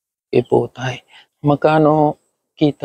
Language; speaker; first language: Filipino; non-native, learner; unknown